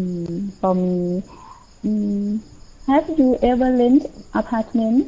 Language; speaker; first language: English; non-native, learner; Thai